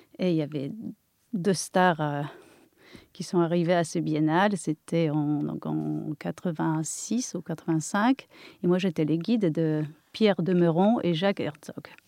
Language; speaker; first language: French; non-native, fluent; Polish